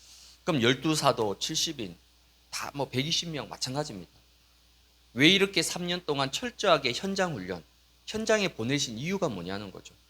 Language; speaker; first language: Korean; native; Korean